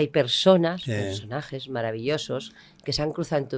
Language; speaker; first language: Spanish; native; Spanish